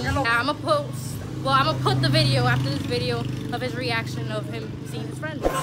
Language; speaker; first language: English; early bilingual, other home language; Spanish